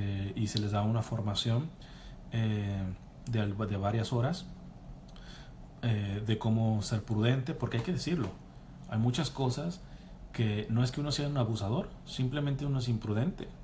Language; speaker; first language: Spanish; native; Spanish